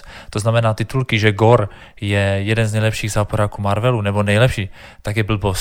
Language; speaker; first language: Czech; native; Czech